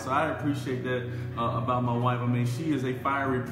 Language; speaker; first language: English; native; English